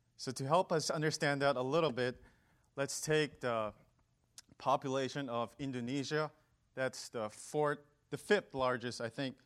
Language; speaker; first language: English; non-native, local second language; Manipuri